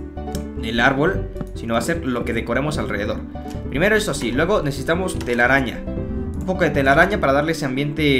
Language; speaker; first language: Spanish; native; Spanish